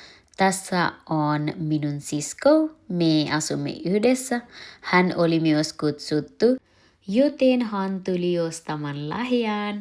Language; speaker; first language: Finnish; non-native, learner; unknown